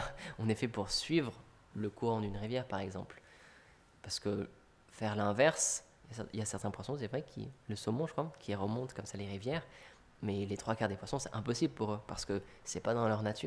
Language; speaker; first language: French; native; French